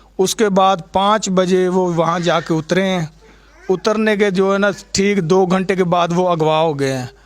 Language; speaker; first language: Urdu; non-native, local second language; Punjabi